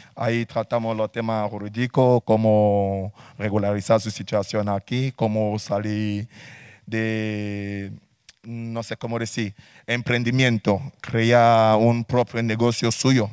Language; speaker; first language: Spanish; non-native, fluent; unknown